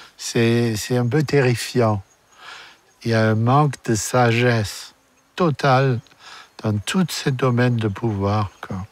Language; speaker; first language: French; non-native, fluent; German